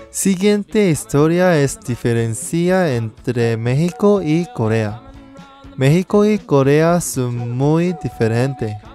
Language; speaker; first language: Spanish; non-native, learner; Korean